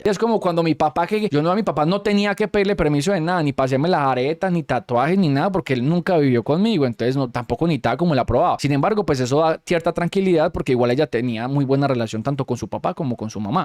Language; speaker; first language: Spanish; native; Spanish